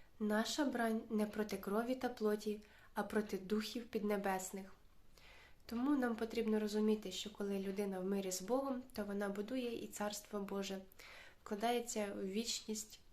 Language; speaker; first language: Ukrainian; native; Ukrainian